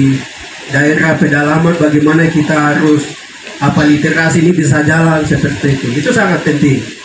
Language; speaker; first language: Indonesian; non-native, local second language; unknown